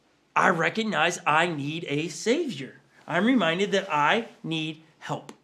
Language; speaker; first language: English; native; English